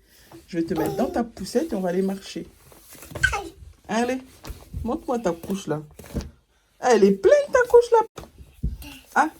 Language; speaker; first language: French; native; French